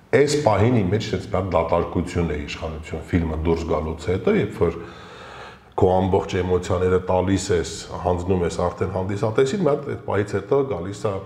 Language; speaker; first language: Armenian; early bilingual, heritage; Armenian